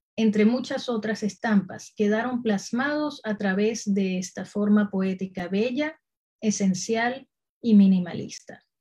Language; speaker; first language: Spanish; native; Spanish